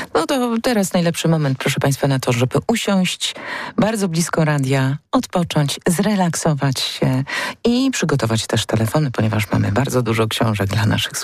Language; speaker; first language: Polish; native; Polish